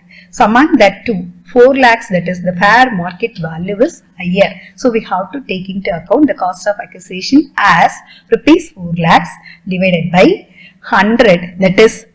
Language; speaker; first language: English; non-native, local second language; Tamil